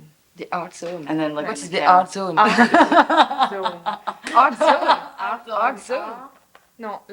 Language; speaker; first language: English; non-native, learner; French